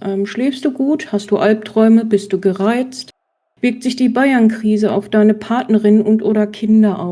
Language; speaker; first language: German; native; German